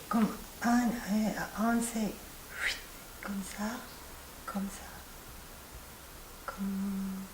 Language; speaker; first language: French; non-native, fluent; Spanish